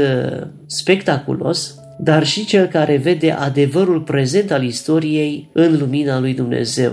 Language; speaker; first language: Romanian; native; Romanian